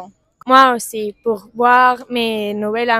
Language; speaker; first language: French; non-native, learner; Italian